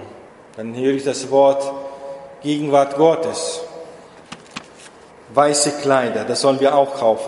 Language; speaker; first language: German; non-native, fluent; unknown